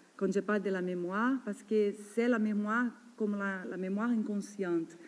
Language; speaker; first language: French; non-native, learner; Portuguese